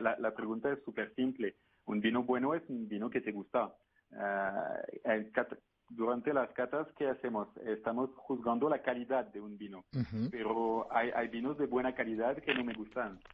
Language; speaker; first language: Spanish; non-native, fluent; French